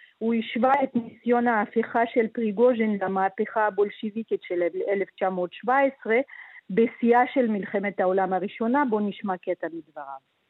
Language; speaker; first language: Hebrew; early bilingual, other home language; Russian